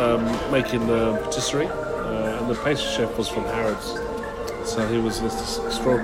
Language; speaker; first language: English; native; English